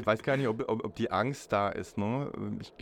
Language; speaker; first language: German; native; German